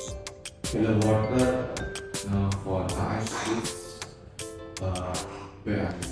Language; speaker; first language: German; non-native, learner; Indonesian